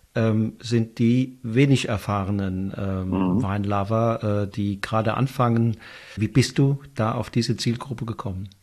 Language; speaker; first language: German; native; German